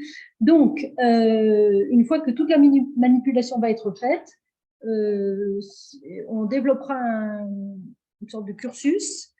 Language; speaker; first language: French; native; French